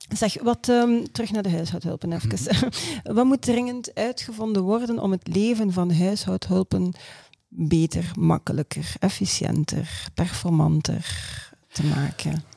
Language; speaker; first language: Dutch; native; Dutch